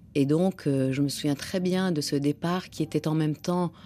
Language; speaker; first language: French; non-native, fluent; Persian